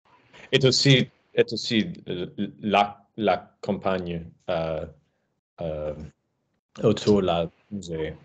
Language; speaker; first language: French; non-native, learner; English